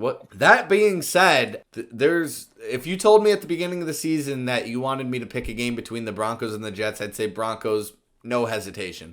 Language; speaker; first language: English; native; English